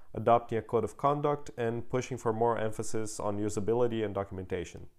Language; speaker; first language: English; non-native, fluent; Portuguese